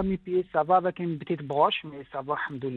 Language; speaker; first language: French; non-native, local second language; Arabic